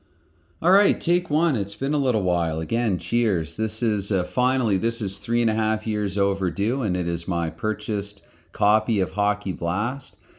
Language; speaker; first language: English; native; English